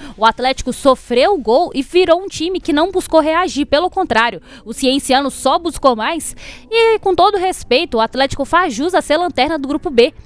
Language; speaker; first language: Portuguese; native; Portuguese